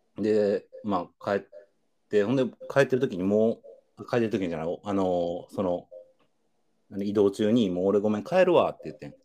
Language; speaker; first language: Japanese; native; Japanese